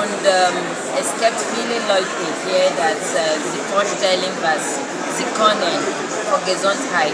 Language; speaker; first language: German; non-native, learner; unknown